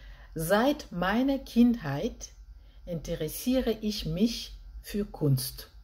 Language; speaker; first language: German; non-native, fluent; French